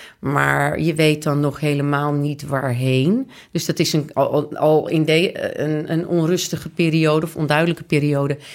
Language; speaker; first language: Dutch; native; Dutch